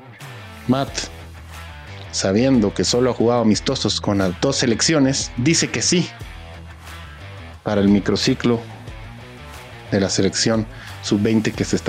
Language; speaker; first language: Spanish; native; Spanish